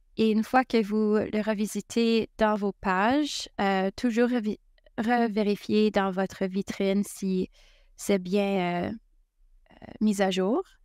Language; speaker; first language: French; native; French